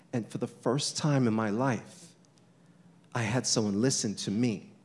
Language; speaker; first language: English; native; English